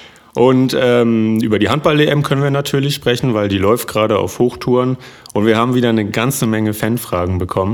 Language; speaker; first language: German; native; German